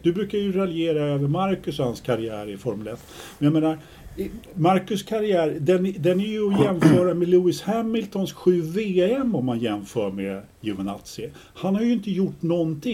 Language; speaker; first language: Swedish; native; Swedish